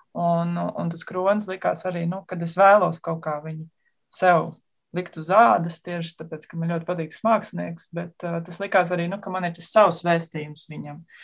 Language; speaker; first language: Latvian; native; Latvian